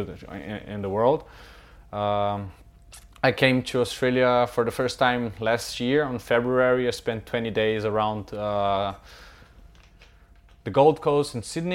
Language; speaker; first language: English; non-native, fluent; Portuguese